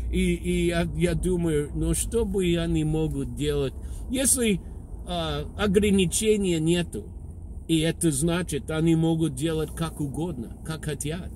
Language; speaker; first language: Russian; non-native, fluent; English